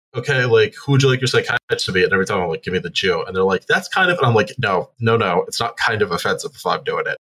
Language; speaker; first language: English; native; English